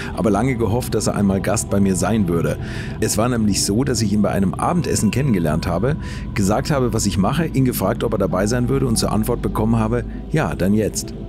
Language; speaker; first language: German; native; German